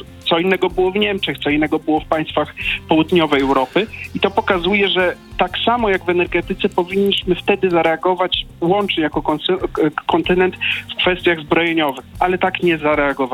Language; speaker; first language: Polish; native; Polish